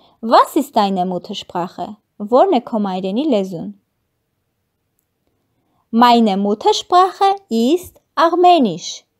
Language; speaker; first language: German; non-native, fluent; Armenian